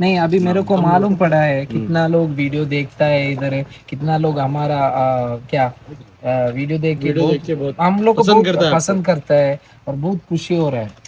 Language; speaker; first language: Hindi; non-native, fluent; Malayalam